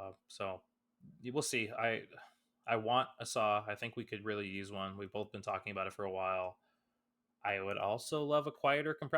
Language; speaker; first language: English; native; English